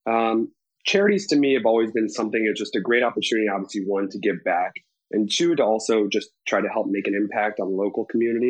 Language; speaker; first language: English; native; English